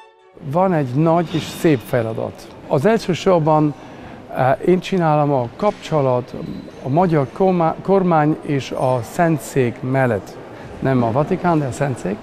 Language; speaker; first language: Hungarian; non-native, learner; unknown